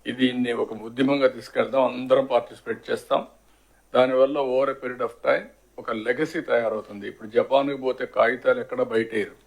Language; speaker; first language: Telugu; native; Telugu